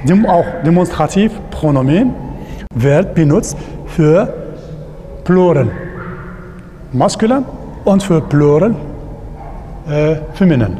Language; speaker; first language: German; non-native, learner; Arabic